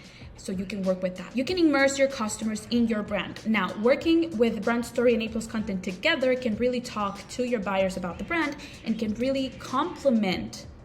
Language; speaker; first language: English; non-native, local second language; Spanish